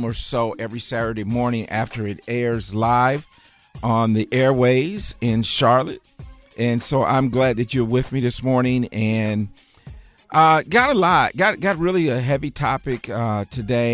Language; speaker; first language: English; native; English